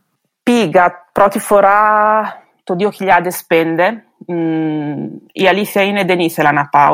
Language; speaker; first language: Greek; non-native, fluent; Italian